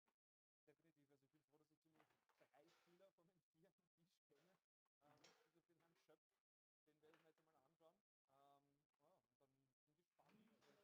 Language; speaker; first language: German; native; German